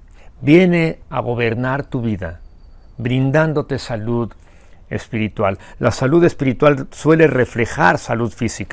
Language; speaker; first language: Spanish; native; Spanish